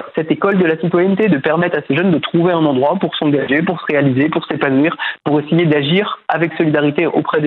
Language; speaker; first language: French; native; French